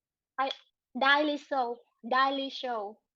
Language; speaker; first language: English; non-native, learner; Vietnamese